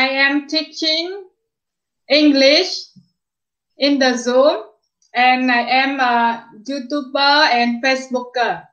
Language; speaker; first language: English; non-native, fluent; Khmer